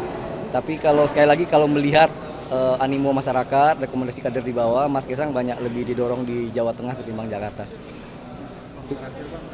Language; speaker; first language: Indonesian; native; Indonesian